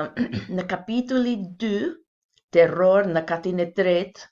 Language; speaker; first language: Albanian; non-native, learner; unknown